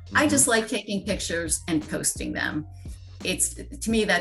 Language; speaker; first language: English; native; English